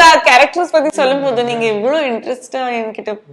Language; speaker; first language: Tamil; non-native, local second language; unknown